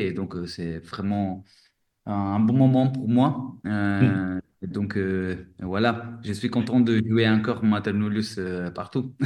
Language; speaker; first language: French; non-native, fluent; Italian